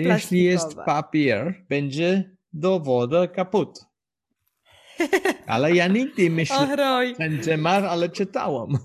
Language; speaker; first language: Polish; non-native, learner; English